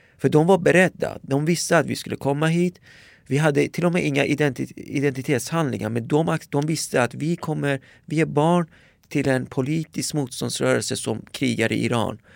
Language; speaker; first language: Swedish; early bilingual, other home language; Persian